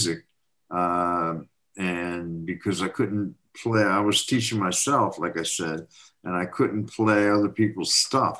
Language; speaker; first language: English; native; English